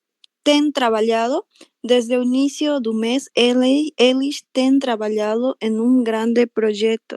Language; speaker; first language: Portuguese; non-native, learner; Spanish